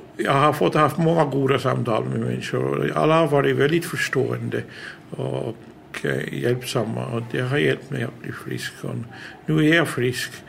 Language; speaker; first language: Swedish; early bilingual, heritage; Swedish